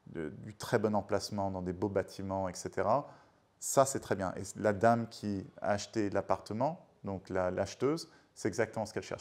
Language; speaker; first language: French; native; French